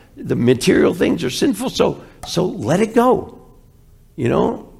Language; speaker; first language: English; native; English